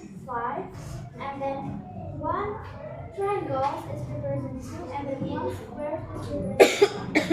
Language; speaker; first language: English; non-native, learner; Indonesian